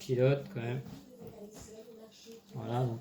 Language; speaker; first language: French; native; French